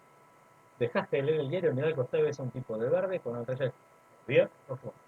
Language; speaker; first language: Spanish; native; Spanish